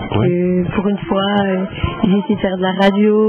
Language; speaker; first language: French; non-native, learner; English